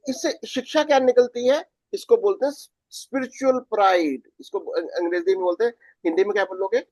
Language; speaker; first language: Hindi; native; Hindi